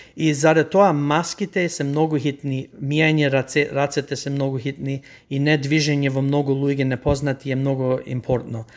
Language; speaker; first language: Macedonian; early bilingual, heritage; Macedonian